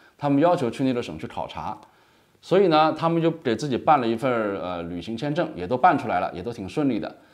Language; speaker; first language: Chinese; native; Chinese